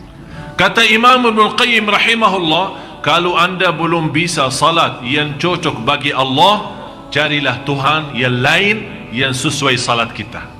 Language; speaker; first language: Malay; non-native, fluent; Arabic